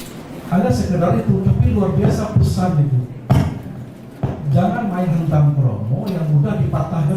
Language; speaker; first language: Indonesian; native; Indonesian